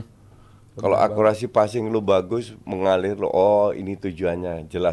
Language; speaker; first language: Indonesian; native; Indonesian